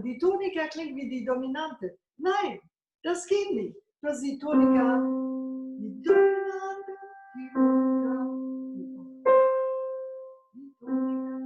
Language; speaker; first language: German; non-native, fluent; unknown